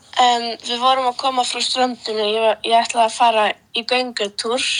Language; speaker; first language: Icelandic; early bilingual, other home language; Polish